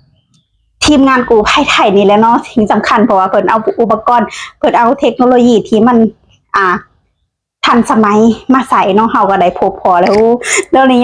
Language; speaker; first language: Thai; non-native, local second language; Lao